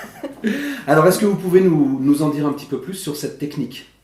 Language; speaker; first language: French; native; French